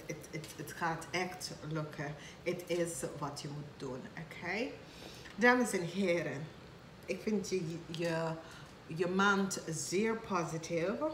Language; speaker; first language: Dutch; non-native, fluent; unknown